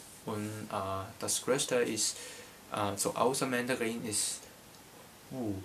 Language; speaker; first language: German; non-native, learner; Cantonese